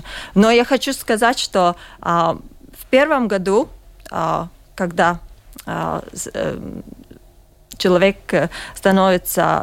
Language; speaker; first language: Russian; non-native, local second language; Latvian